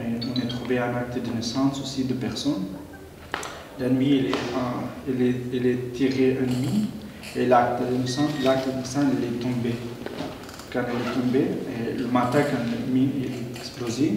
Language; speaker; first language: French; non-native, learner; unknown